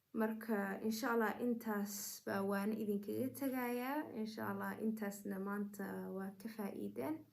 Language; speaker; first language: Somali; early bilingual, heritage; Somali